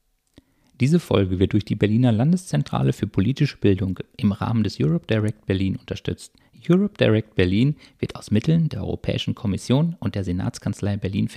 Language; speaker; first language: German; native; German